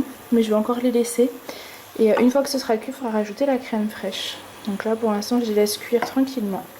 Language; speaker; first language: French; native; French